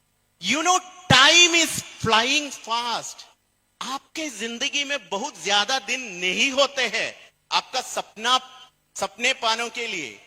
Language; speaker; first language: Hindi; non-native, local second language; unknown